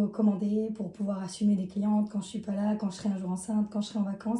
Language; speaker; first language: French; native; French